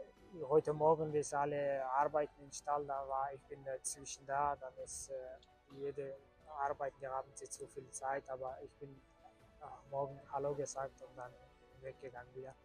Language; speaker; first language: German; non-native, learner; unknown